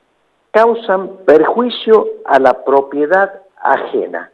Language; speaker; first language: Spanish; native; Spanish